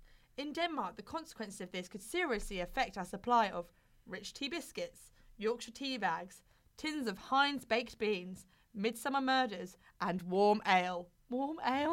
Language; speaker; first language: English; native; English